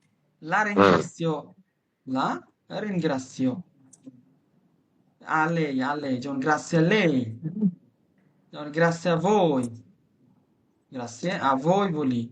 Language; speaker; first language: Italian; non-native, fluent; Bangla